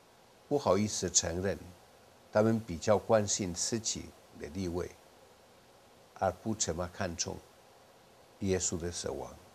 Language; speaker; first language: Chinese; non-native, fluent; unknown